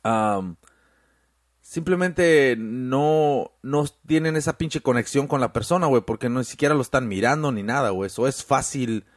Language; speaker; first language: Spanish; early bilingual, heritage; Spanish